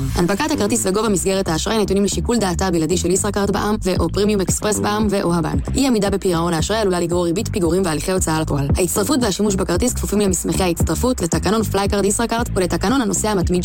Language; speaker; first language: Hebrew; native; Hebrew